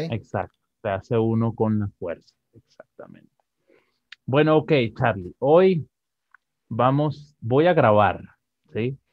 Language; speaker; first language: Spanish; native; Spanish